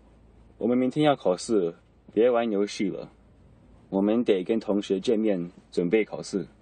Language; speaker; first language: Chinese; non-native, learner; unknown